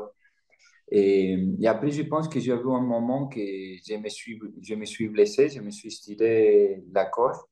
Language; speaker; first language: French; non-native, fluent; Spanish